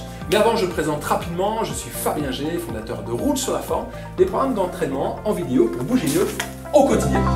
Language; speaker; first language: French; native; French